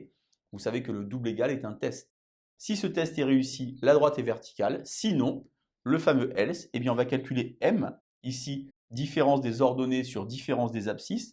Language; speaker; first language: French; native; French